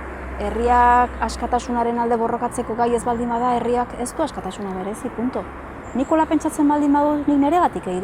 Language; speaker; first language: Basque; native; Basque